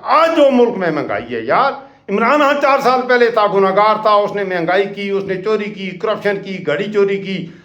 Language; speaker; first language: Urdu; non-native, local second language; Punjabi